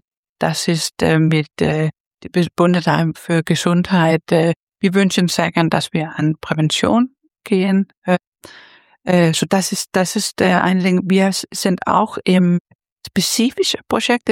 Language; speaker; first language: German; non-native, fluent; Danish